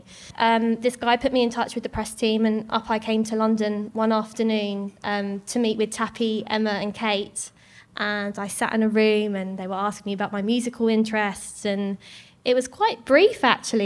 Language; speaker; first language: English; native; English